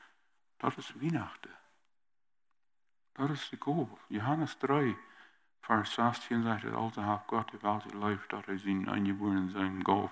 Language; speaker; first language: German; early bilingual, heritage; German